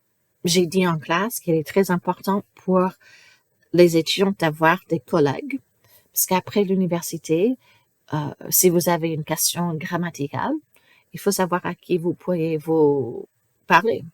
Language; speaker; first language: French; non-native, fluent; English